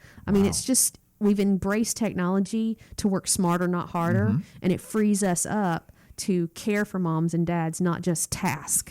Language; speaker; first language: English; native; English